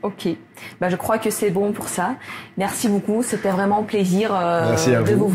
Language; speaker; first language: French; non-native, fluent; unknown